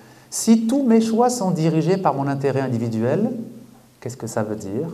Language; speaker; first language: French; native; French